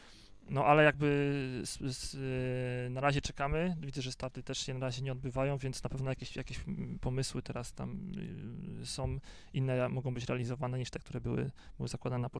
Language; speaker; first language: Polish; native; Polish